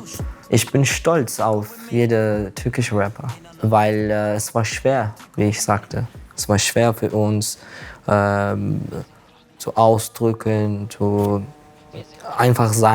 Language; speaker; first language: German; non-native, learner; Turkish